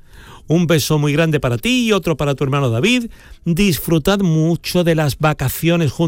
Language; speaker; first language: Spanish; native; Spanish